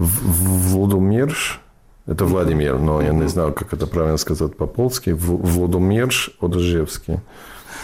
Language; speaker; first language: Russian; non-native, fluent; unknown